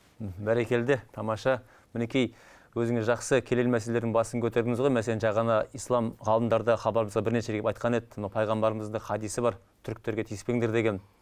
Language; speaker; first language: Kazakh; native; Kazakh